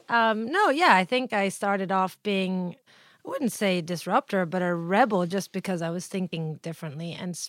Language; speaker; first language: English; early bilingual, other home language; Italian